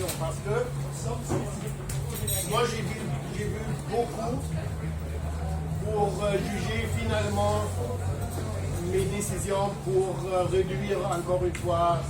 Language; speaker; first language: French; non-native, fluent; German